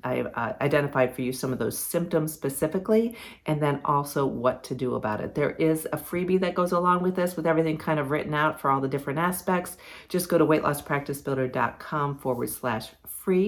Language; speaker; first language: English; native; English